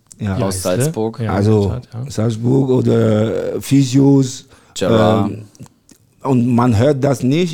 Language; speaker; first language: German; non-native, learner; French